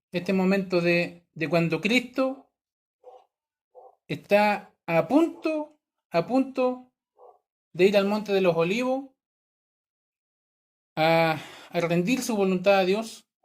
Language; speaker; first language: Spanish; native; Spanish